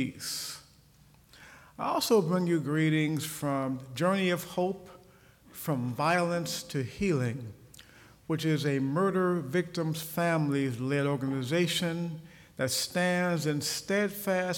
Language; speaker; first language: English; native; English